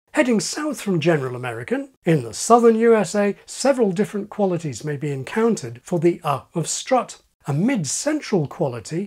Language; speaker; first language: English; native; English